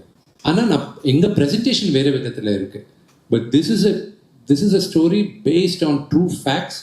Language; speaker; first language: Tamil; early bilingual, heritage; Telugu